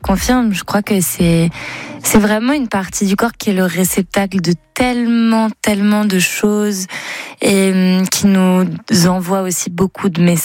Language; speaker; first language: French; native; French